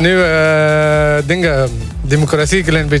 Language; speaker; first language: Dutch; non-native, learner; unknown